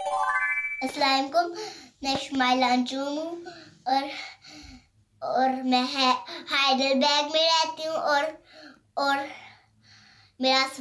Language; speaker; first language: Hindi; early bilingual, heritage; Hindi